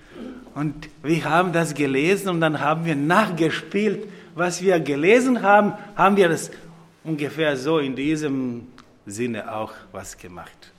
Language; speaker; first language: German; non-native, fluent; Croatian